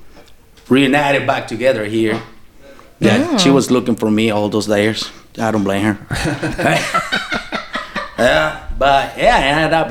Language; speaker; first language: English; non-native, fluent; Spanish